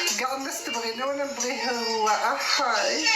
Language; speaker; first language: Arabic; native; Arabic